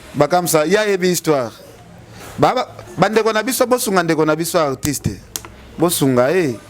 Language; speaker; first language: Lingala; native; Lingala